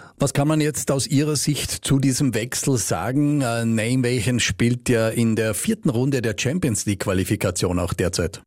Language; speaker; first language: German; native; German